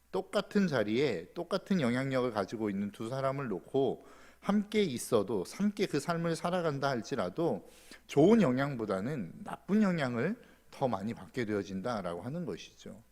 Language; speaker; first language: Korean; native; Korean